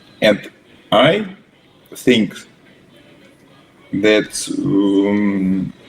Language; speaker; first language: English; non-native, learner; Russian